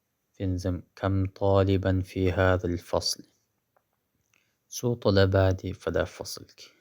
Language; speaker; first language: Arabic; non-native, fluent; Pashto